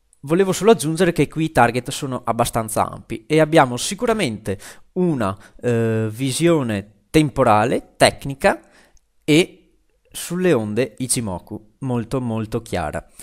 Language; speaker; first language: Italian; native; Italian